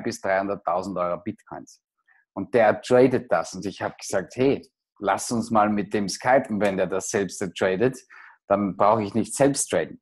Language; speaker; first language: German; native; German